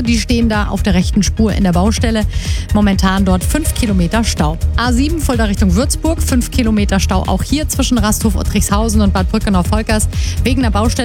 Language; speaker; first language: German; native; German